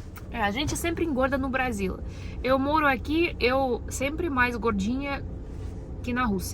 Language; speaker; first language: Portuguese; non-native, learner; Russian